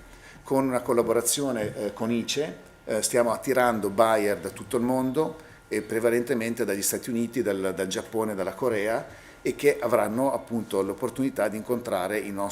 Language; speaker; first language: Italian; native; Italian